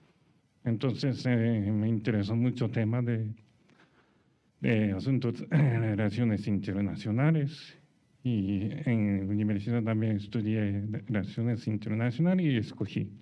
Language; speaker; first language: Spanish; non-native, learner; Japanese